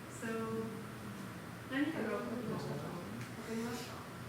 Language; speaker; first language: Japanese; non-native, learner; French